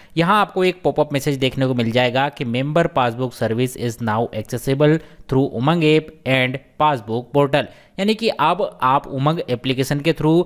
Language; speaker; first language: Hindi; native; Hindi